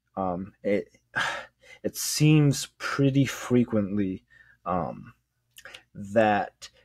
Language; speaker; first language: English; native; English